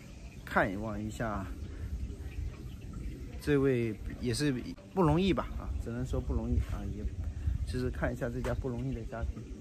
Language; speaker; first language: Chinese; native; Chinese